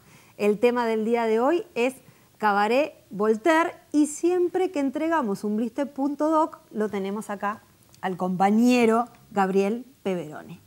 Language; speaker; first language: Spanish; native; Spanish